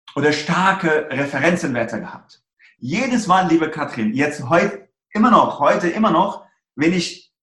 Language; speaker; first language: German; early bilingual, other home language; Persian